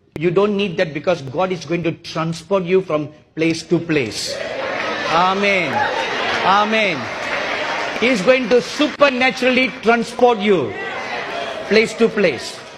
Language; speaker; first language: English; non-native, local second language; Tamil